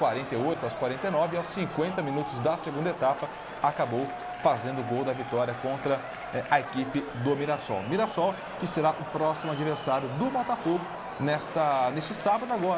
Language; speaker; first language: Portuguese; native; Portuguese